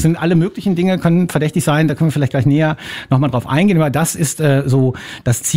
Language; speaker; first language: German; native; German